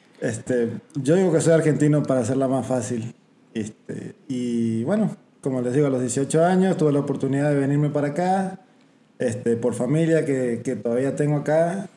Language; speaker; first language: Spanish; native; Spanish